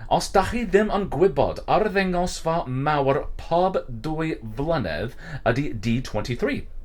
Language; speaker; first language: Welsh; non-native, learner; English